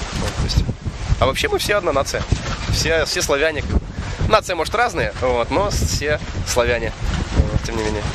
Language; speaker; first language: Russian; native; Russian